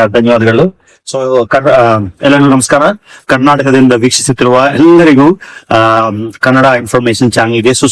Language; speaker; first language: Kannada; non-native, learner; Telugu